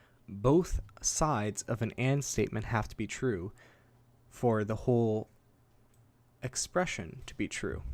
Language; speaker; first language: English; native; English